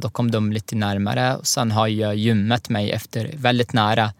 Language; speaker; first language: Swedish; non-native, fluent; Arabic